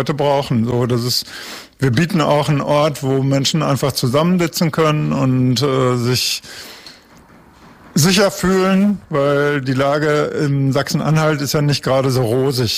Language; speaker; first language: German; native; German